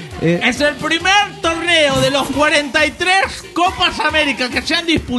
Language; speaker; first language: Spanish; native; Spanish